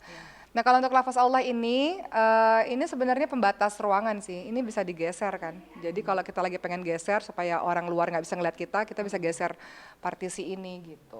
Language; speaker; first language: Indonesian; native; Indonesian